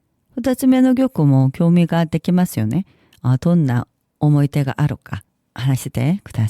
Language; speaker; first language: Japanese; non-native, learner; Korean